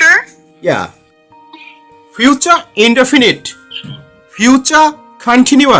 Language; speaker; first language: English; non-native, learner; Bangla